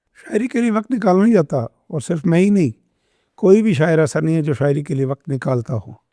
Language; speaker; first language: Urdu; non-native, local second language; Saraiki